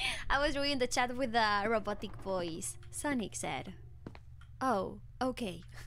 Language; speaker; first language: English; non-native, fluent; Spanish